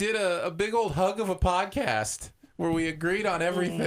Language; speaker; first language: English; native; English